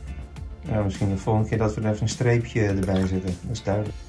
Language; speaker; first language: Dutch; native; Dutch